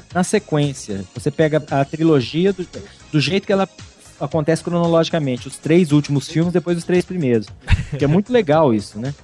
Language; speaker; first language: Portuguese; native; Portuguese